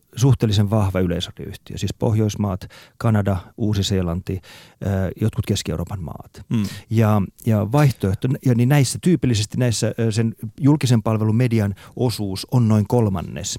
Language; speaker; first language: Finnish; native; Finnish